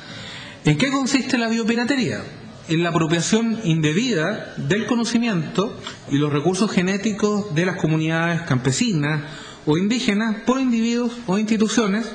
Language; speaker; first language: Spanish; native; Spanish